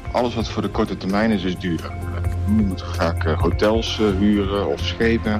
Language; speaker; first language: Dutch; native; Dutch